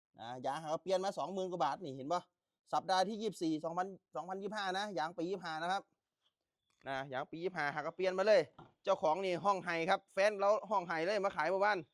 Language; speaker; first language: Thai; non-native, local second language; Northeastern Thai